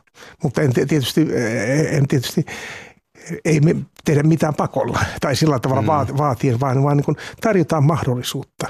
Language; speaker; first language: Finnish; native; Finnish